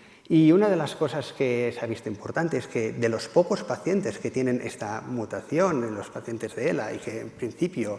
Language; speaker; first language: Spanish; native; Spanish